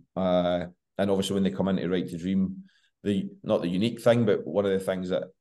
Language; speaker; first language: English; native; English